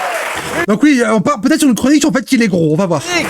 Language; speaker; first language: French; native; French